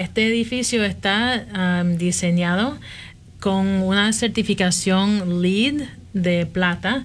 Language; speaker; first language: Spanish; early bilingual, heritage; Spanish